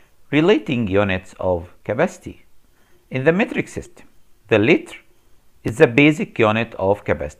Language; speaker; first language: English; non-native, fluent; Arabic